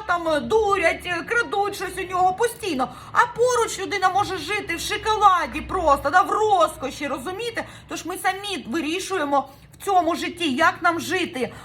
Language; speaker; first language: Ukrainian; non-native, local second language; Russian